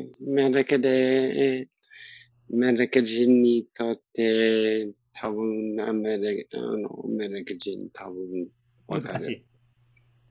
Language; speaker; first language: Japanese; non-native, learner; English